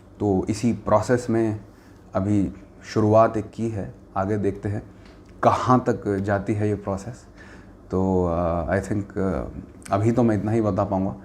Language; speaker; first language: Hindi; native; Hindi